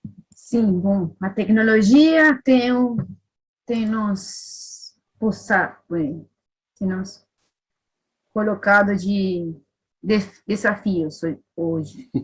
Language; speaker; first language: Portuguese; non-native, fluent; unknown